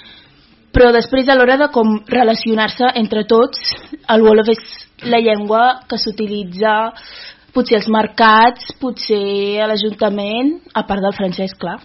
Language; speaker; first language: Catalan; early bilingual, other home language; Wolof